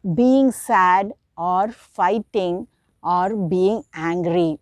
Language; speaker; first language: English; non-native, local second language; Tamil